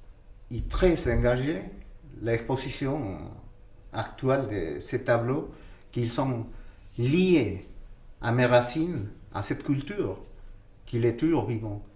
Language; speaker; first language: French; non-native, fluent; Quechua